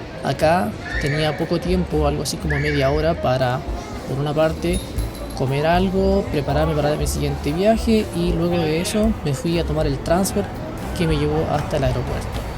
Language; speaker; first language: Spanish; native; Spanish